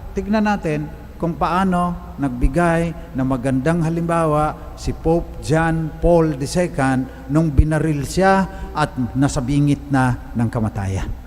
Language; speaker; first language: Filipino; non-native, local second language; Cebuano